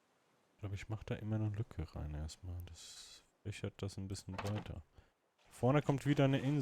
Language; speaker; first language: German; native; German